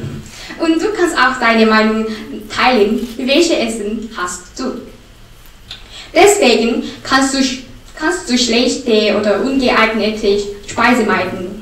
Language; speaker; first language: German; non-native, learner; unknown